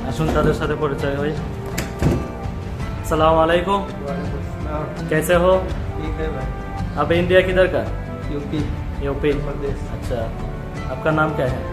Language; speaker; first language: Hindi; non-native, learner; Bangla